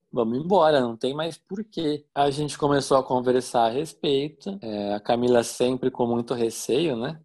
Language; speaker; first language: Portuguese; native; Portuguese